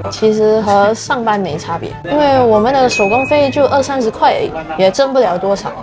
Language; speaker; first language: Chinese; native; Chinese